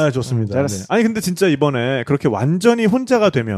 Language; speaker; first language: Korean; native; Korean